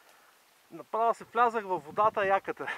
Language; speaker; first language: Bulgarian; native; Bulgarian